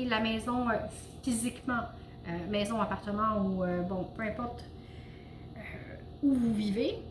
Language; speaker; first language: French; native; French